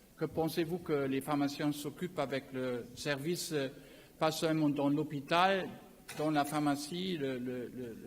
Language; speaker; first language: French; non-native, learner; German